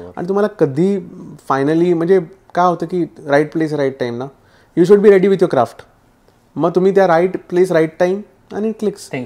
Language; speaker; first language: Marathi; native; Marathi